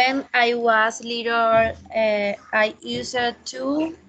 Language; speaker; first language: English; non-native, learner; Spanish